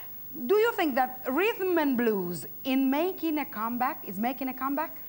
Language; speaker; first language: English; non-native, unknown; Italian